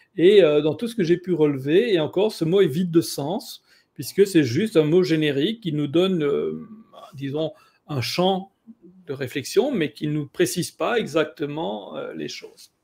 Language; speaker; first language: French; native; French